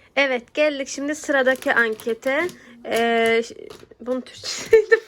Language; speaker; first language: Turkish; early bilingual, heritage; Turkish